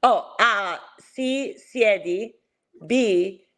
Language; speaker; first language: Italian; non-native, learner; English